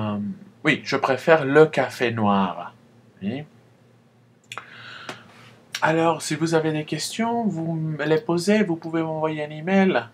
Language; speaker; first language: French; non-native, fluent; Spanish